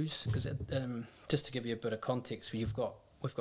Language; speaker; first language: English; native; English